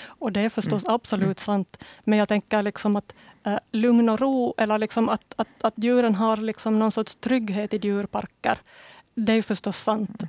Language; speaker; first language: Swedish; native; Swedish